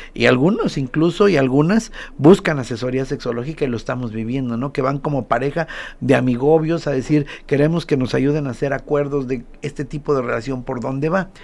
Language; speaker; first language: Spanish; native; Spanish